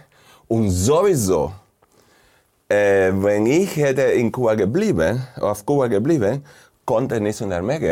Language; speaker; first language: German; non-native, fluent; Spanish